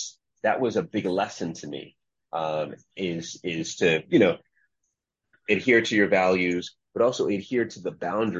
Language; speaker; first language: English; native; English